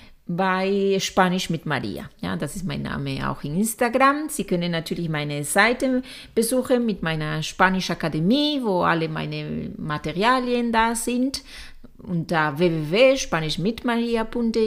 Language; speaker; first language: German; non-native, fluent; Spanish